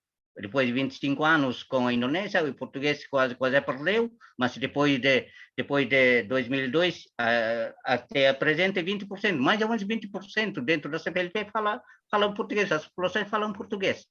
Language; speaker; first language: Portuguese; non-native, learner; Tetum